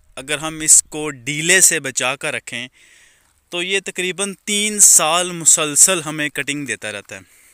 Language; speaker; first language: Urdu; non-native, local second language; Punjabi